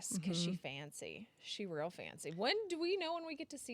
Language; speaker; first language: English; native; English